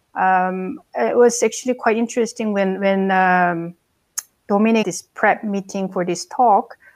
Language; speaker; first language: English; non-native, fluent; Korean